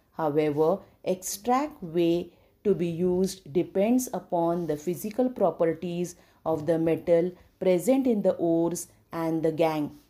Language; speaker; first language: English; non-native, local second language; Marathi